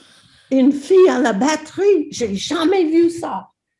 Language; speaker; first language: French; non-native, fluent; English